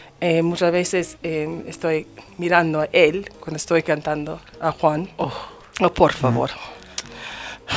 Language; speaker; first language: Spanish; non-native, learner; English